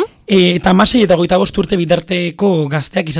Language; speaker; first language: Basque; native; Basque